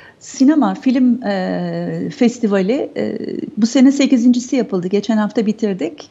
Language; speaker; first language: Turkish; native; Turkish